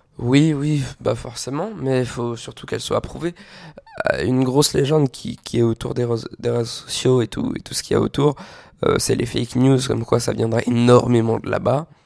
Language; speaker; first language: French; native; French